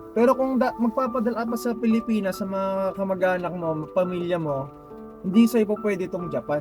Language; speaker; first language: Filipino; native; Filipino